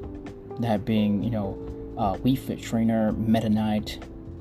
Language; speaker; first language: English; non-native, fluent; Spanish